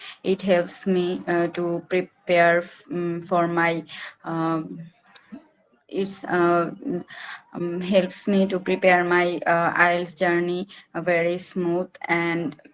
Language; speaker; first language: English; non-native, learner; Bangla